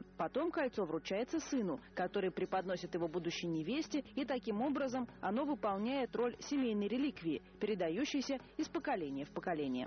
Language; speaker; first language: Russian; native; Russian